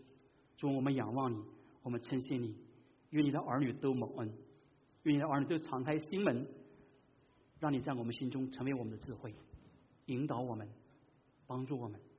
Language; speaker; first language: Chinese; native; Chinese